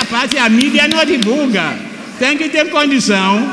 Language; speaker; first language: Portuguese; non-native, fluent; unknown